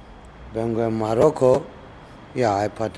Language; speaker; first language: Spanish; non-native, learner; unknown